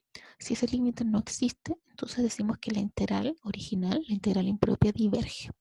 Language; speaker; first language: Spanish; native; Spanish